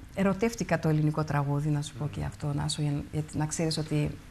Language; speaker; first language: Greek; early bilingual, heritage; Greek